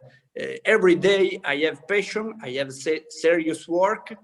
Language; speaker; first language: English; non-native, learner; Italian